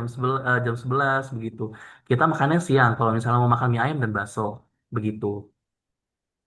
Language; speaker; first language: Indonesian; native; Indonesian